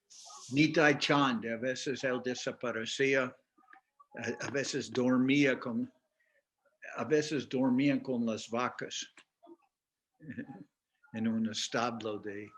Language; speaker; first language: Spanish; non-native, fluent; English